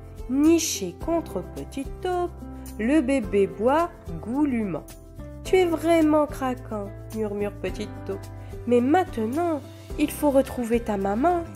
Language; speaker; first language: French; native; French